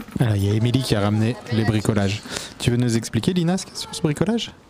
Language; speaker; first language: French; native; French